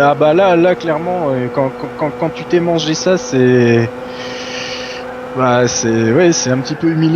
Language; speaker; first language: French; native; French